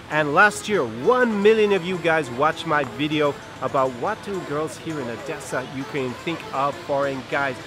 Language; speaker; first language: English; native; English